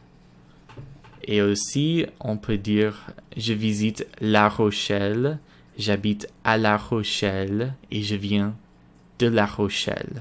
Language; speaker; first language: French; non-native, learner; English